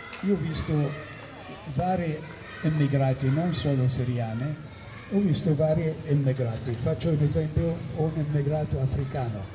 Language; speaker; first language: Italian; non-native, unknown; Arabic